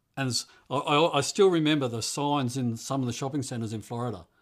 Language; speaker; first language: English; native; English